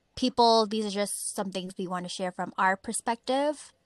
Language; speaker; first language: English; native; English